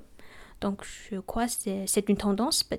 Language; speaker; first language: French; non-native, learner; Chinese